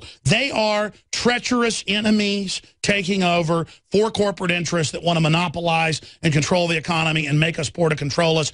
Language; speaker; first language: English; native; English